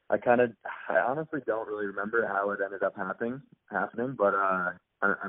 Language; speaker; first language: English; native; English